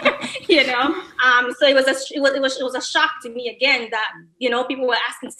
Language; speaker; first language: English; non-native, local second language; Yoruba